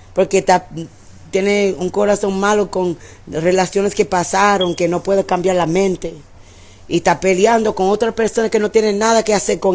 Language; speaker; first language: Spanish; early bilingual, heritage; English